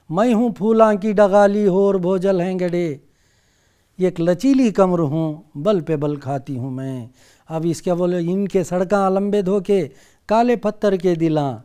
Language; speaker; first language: Urdu; native; Urdu